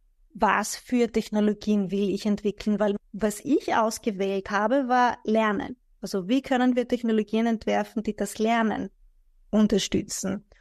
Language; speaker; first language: German; non-native, fluent; Greek